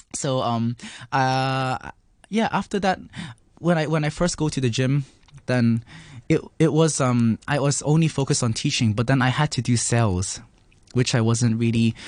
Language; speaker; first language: English; non-native, local second language; Cantonese